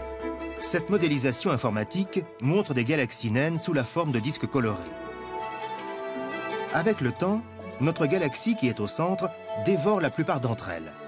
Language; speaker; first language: French; native; French